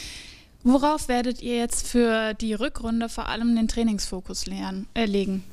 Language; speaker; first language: German; native; German